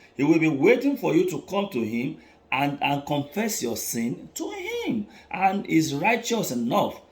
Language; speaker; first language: English; non-native, local second language; Yoruba